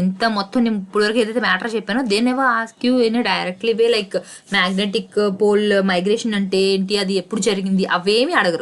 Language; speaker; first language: Telugu; native; Telugu